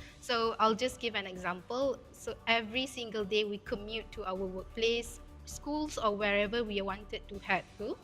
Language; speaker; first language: English; non-native, fluent; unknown